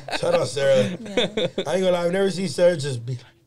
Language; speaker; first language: English; early bilingual, other home language; Spanish